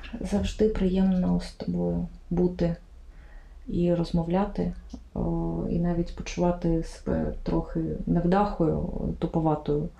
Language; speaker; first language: Ukrainian; non-native, local second language; Russian